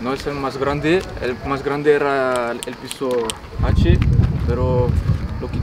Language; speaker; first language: Spanish; non-native, learner; French